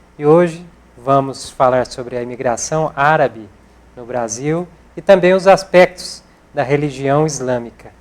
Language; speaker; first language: Portuguese; native; Portuguese